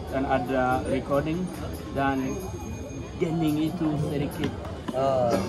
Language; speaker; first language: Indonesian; non-native, learner; German